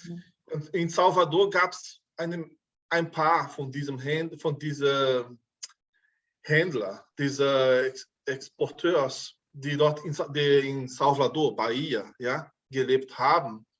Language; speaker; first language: German; non-native, fluent; Portuguese